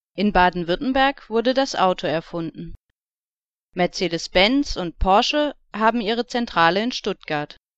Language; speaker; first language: German; native; German